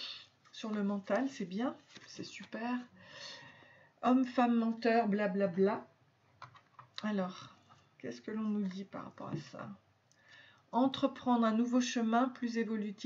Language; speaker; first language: French; native; French